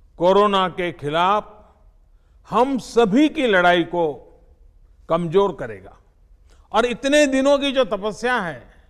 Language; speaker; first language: Hindi; non-native, local second language; Gujarati